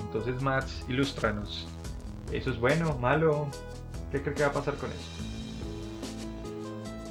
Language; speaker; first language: Spanish; native; Spanish